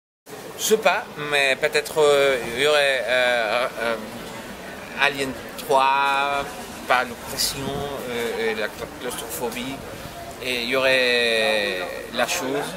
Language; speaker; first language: French; non-native, fluent; Spanish